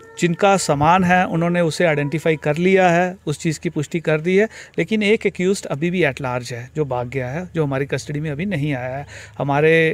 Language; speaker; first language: Hindi; native; Hindi